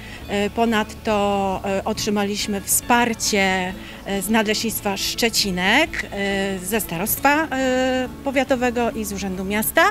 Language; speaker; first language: Polish; native; Polish